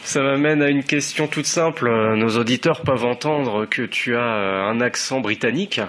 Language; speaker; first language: French; native; French